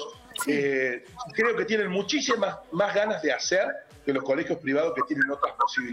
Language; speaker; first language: Spanish; native; Spanish